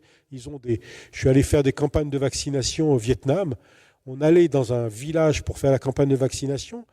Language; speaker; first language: French; native; French